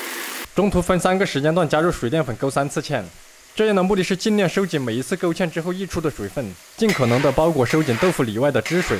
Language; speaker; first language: Chinese; native; Chinese